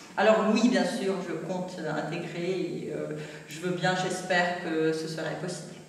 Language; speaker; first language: French; non-native, fluent; Russian